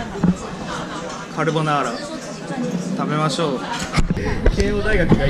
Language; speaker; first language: Japanese; native; Japanese